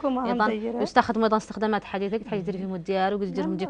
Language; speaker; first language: Arabic; native; Arabic